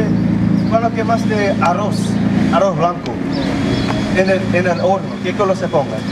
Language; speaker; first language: Spanish; non-native, fluent; English